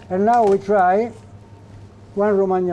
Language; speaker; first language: English; non-native, learner; Italian